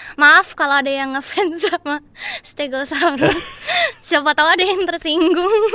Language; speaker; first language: Indonesian; native; Indonesian